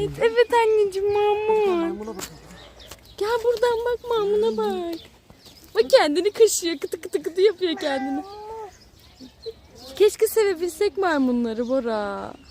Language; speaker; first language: Turkish; native; Turkish